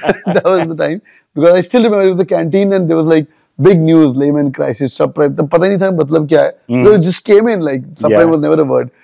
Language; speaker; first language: English; non-native, local second language; Punjabi